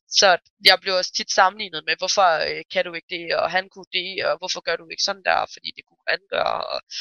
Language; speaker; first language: Danish; early bilingual, other home language; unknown